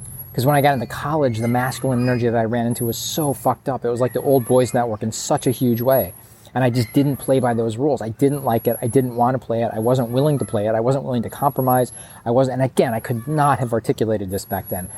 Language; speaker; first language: English; native; English